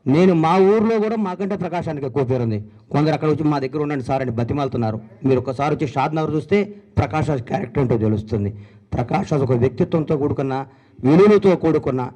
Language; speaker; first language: Telugu; native; Telugu